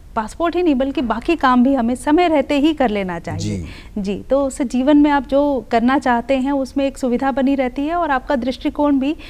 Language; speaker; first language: Hindi; native; Hindi